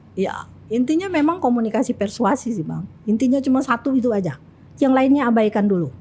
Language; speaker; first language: Indonesian; native; Indonesian